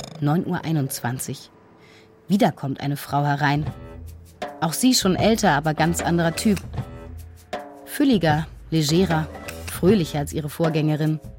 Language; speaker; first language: German; native; German